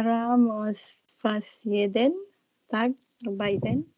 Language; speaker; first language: German; non-native, learner; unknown